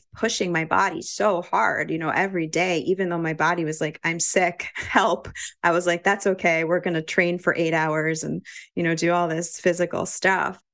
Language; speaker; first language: English; native; English